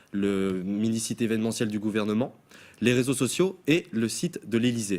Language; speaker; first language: French; native; French